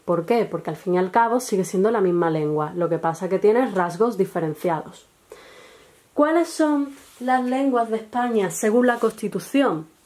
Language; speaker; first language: Spanish; native; Spanish